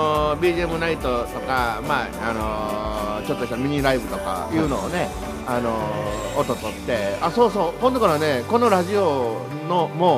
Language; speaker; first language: Japanese; native; Japanese